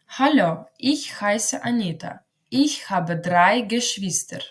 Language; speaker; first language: German; non-native, fluent; Ukrainian